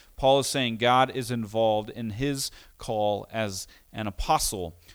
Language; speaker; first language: English; native; English